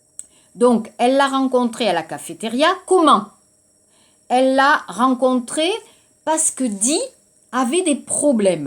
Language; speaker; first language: French; non-native, fluent; Korean